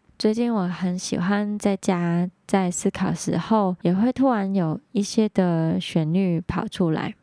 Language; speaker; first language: Chinese; non-native, local second language; Cantonese